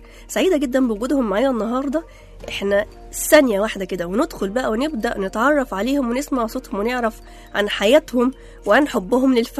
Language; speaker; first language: Arabic; native; Arabic